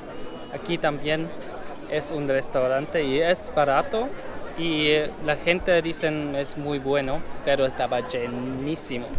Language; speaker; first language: Spanish; non-native, fluent; German